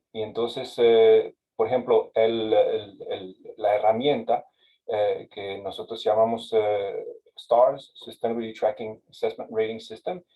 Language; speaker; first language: Spanish; non-native, fluent; French